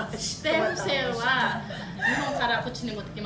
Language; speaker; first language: Japanese; non-native, learner; Filipino